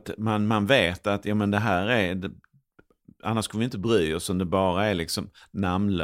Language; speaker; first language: Swedish; native; Swedish